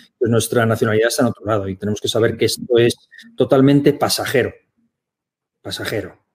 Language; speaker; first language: Spanish; native; Spanish